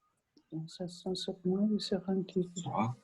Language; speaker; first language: French; non-native, learner; Spanish